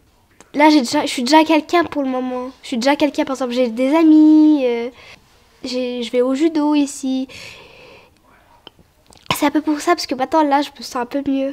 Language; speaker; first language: French; early bilingual, other home language; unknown